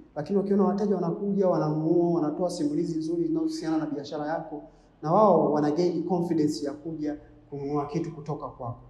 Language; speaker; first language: Swahili; native; Swahili